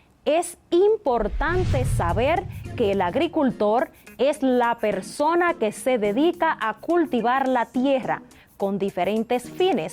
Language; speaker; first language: Spanish; native; Spanish